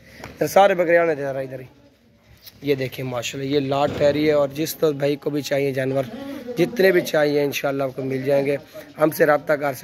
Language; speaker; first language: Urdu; non-native, local second language; Saraiki